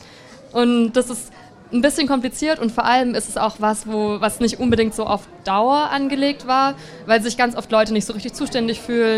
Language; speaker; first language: German; native; German